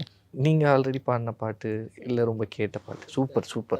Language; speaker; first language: Tamil; native; Tamil